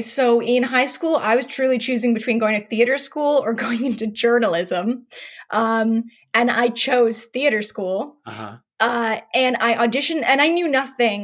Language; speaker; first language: English; native; English